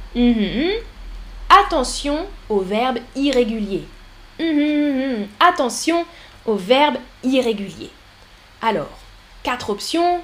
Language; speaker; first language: French; native; French